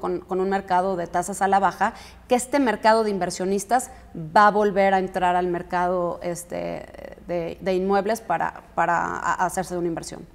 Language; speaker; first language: Spanish; native; Spanish